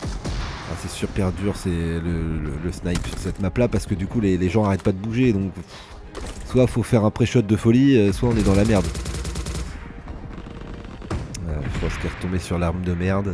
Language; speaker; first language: French; native; French